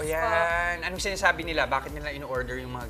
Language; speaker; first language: Filipino; native; Filipino